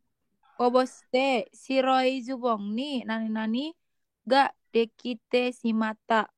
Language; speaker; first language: Japanese; non-native, learner; Indonesian